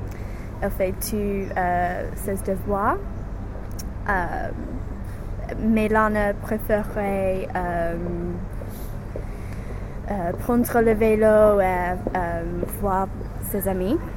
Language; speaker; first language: French; non-native, learner; English